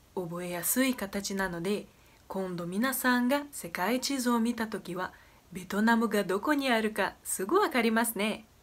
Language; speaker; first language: Japanese; non-native, fluent; Portuguese